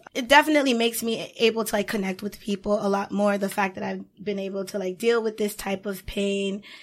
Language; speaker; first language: English; native; English